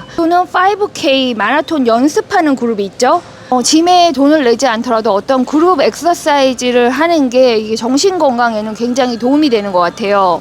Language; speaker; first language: Korean; native; Korean